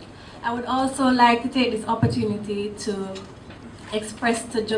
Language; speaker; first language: English; non-native, local second language; Jamaican Creole English